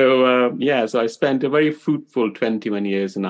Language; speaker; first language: English; non-native, local second language; Hindi